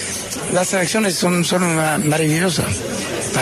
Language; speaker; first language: Spanish; non-native, fluent; French